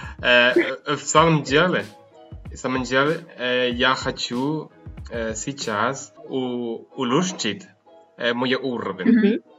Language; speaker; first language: Russian; non-native, learner; Spanish